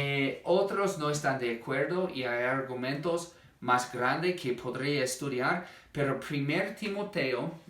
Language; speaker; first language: Spanish; non-native, fluent; English